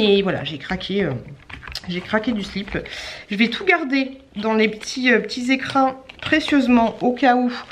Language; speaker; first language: French; native; French